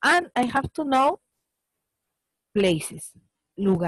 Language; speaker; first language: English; non-native, learner; Spanish